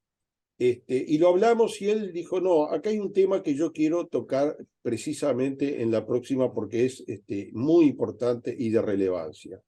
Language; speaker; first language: Spanish; native; Spanish